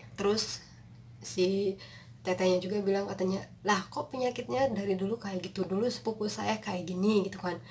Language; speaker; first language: Indonesian; non-native, local second language; Sundanese